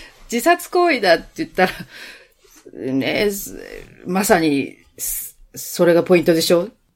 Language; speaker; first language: Japanese; native; Japanese